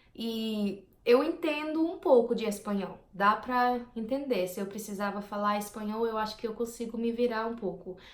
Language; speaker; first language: Portuguese; non-native, fluent; English